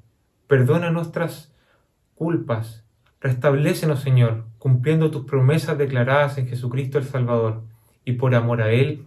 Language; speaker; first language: Spanish; native; Spanish